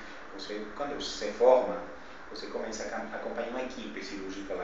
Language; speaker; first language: Portuguese; non-native, fluent; Spanish